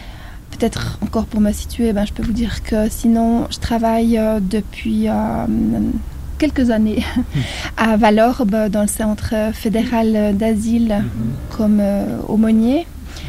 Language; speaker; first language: French; native; French